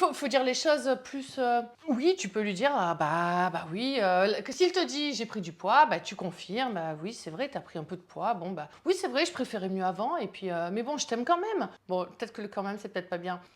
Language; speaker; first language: French; native; French